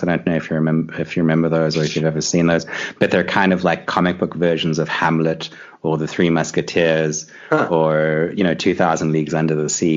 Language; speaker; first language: English; native; English